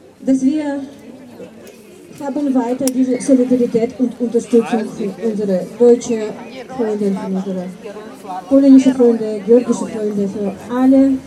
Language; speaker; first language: German; non-native, fluent; Ukrainian